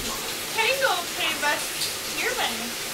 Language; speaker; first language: Spanish; non-native, learner; English